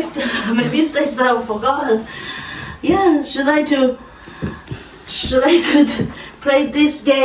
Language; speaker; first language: English; non-native, learner; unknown